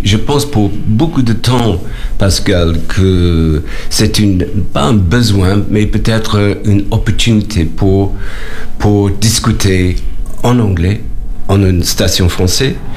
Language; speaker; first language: French; non-native, learner; English